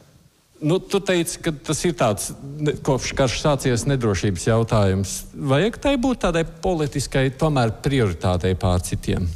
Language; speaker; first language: Latvian; native; Latvian